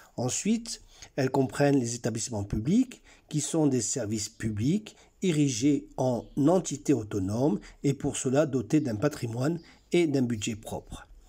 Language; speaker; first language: French; non-native, local second language; Arabic